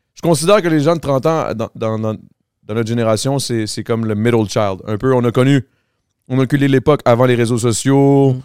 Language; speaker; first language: French; native; French